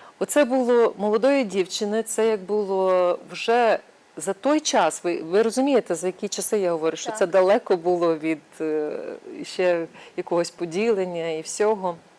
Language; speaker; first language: Ukrainian; native; Ukrainian